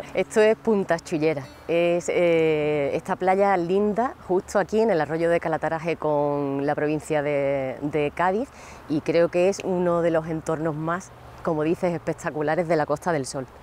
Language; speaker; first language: Spanish; native; Spanish